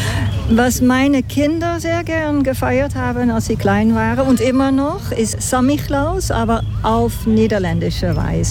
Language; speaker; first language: German; non-native, fluent; Dutch